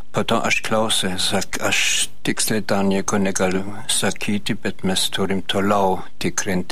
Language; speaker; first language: Lithuanian; non-native, fluent; German